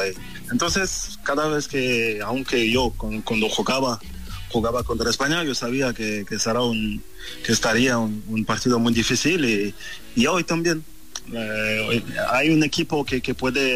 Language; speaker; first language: Spanish; non-native, fluent; French